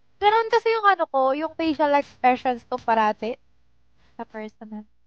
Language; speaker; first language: Filipino; non-native, local second language; Hiligaynon